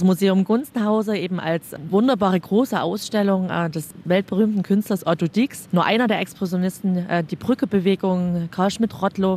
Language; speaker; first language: German; native; German